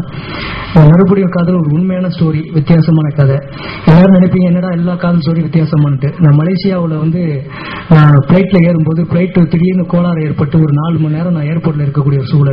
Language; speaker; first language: Tamil; native; Tamil